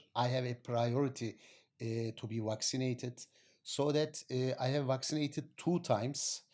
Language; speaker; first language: English; non-native, learner; Turkish